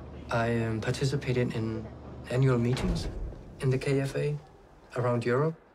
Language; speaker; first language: English; non-native, fluent; Danish